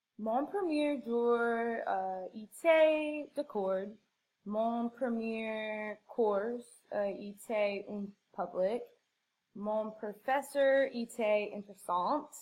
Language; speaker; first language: French; non-native, learner; English